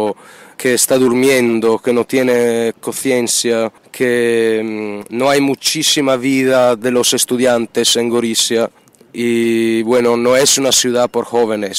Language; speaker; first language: Spanish; non-native, fluent; Italian